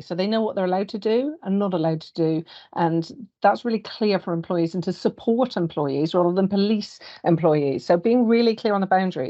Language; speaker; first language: English; native; English